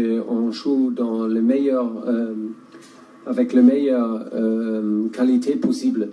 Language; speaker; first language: French; non-native, learner; German